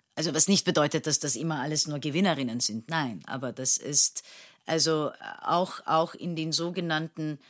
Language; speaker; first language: German; non-native, fluent; Turkish